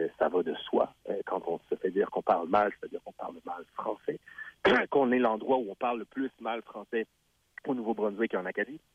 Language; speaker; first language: French; native; French